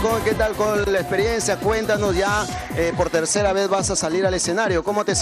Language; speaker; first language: Spanish; native; Spanish